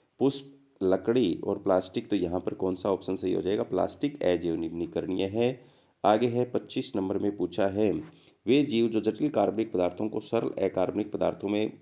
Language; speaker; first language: Hindi; native; Hindi